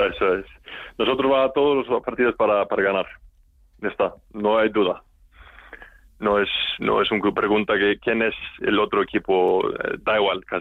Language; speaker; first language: Spanish; non-native, learner; Icelandic